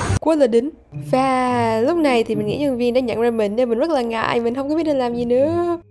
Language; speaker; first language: Vietnamese; early bilingual, heritage; Vietnamese